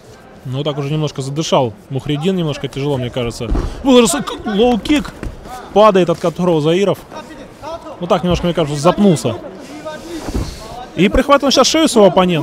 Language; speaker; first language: Russian; native; Russian